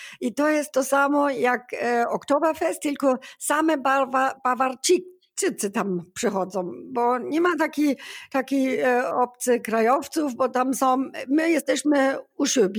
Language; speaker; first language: Polish; non-native, learner; German